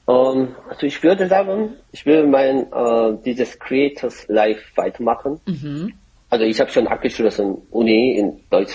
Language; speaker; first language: German; non-native, fluent; Korean